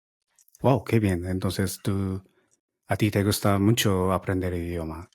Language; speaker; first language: Spanish; non-native, fluent; Japanese